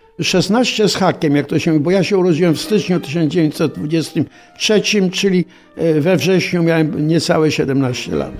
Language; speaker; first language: Polish; native; Polish